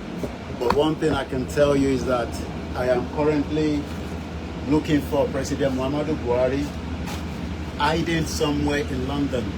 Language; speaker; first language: English; non-native, local second language; Yoruba